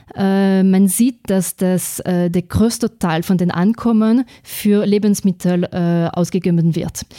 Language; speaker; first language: German; non-native, fluent; French